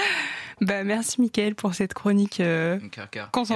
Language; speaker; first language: French; native; French